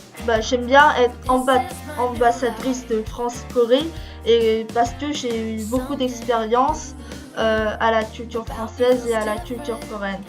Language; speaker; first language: French; early bilingual, other home language; Korean